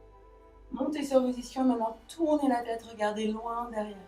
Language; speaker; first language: French; native; French